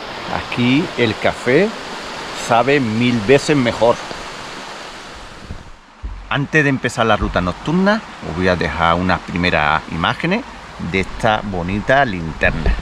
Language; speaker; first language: Spanish; native; Spanish